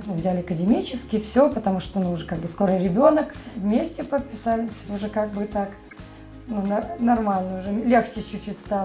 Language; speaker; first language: Russian; native; Russian